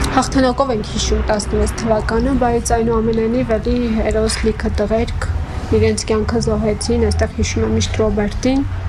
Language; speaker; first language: Armenian; native; Armenian